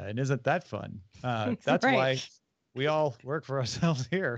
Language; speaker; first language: English; native; English